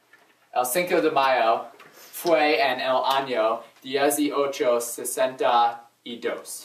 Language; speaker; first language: Spanish; non-native, learner; English